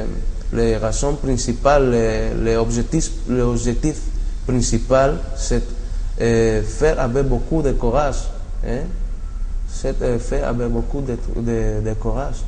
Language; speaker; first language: French; non-native, learner; Spanish